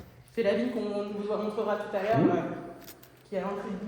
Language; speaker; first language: French; native; French